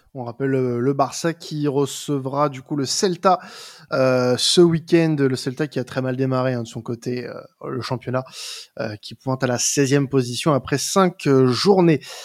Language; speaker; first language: French; native; French